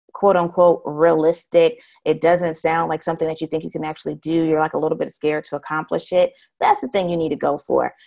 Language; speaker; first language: English; native; English